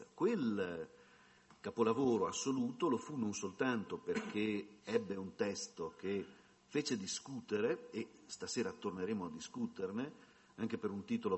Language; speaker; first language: Italian; native; Italian